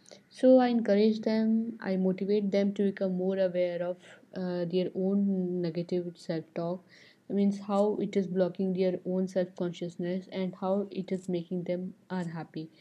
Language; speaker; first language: English; non-native, local second language; Hindi